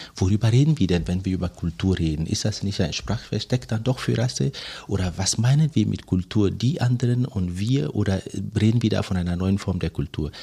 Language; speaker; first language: German; non-native, fluent; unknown